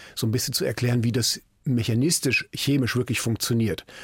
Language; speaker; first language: German; native; German